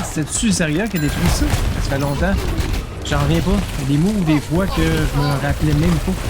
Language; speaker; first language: French; native; French